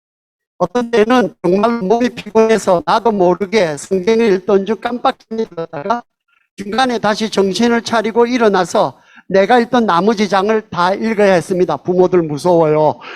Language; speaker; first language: Korean; early bilingual, heritage; Korean